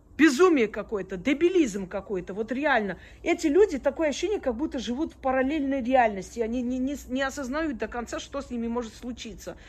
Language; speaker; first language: Russian; early bilingual, other home language; Armenian